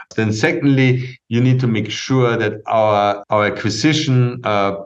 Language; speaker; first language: English; non-native, fluent; German